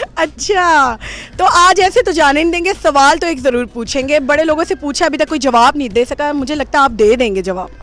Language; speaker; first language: Urdu; native; Urdu